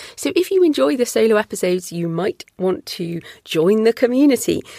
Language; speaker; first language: English; native; English